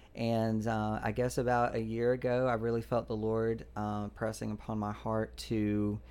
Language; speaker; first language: English; native; English